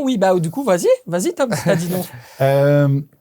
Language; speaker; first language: French; native; French